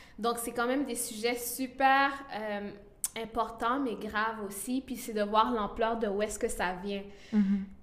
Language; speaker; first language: French; early bilingual, other home language; Rundi